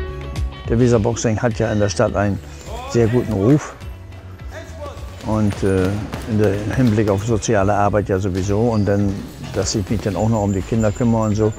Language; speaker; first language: German; native; German